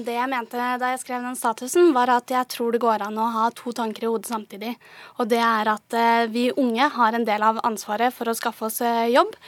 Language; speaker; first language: Norwegian; native; Norwegian